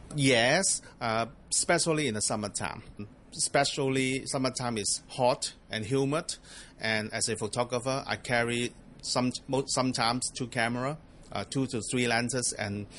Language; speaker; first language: English; non-native, local second language; Cantonese